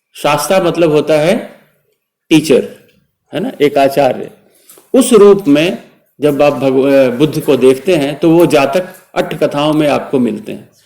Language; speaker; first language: Hindi; native; Hindi